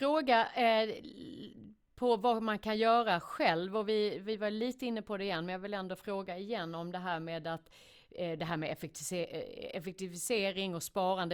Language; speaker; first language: Swedish; native; Swedish